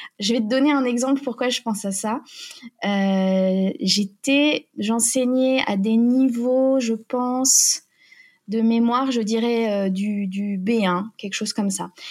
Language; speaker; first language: French; native; French